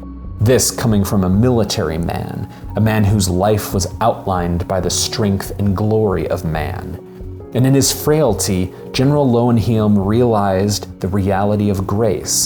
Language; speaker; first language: English; native; English